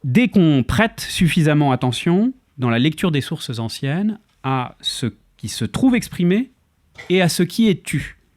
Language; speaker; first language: French; native; French